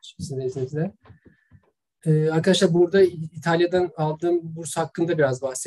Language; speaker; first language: Turkish; native; Turkish